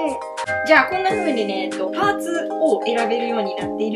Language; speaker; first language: Japanese; native; Japanese